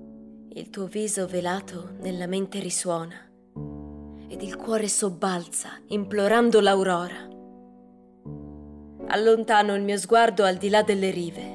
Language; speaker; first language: Italian; native; Italian